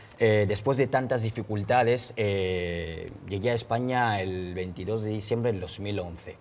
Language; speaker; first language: Spanish; non-native, fluent; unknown